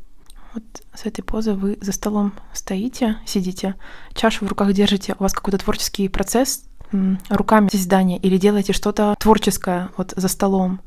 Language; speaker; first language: Russian; native; Russian